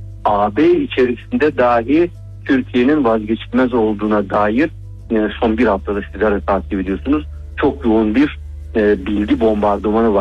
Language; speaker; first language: Turkish; native; Turkish